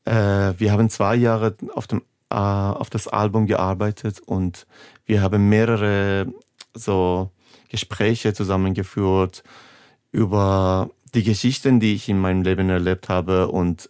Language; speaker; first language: German; non-native, fluent; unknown